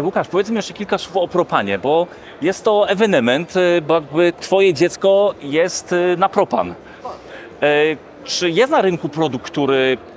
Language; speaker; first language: Polish; native; Polish